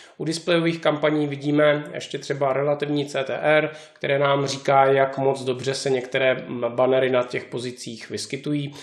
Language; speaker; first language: Czech; native; Czech